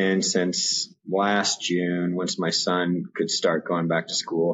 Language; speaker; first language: English; native; English